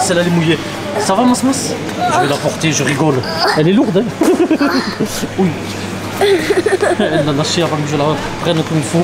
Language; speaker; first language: French; native; French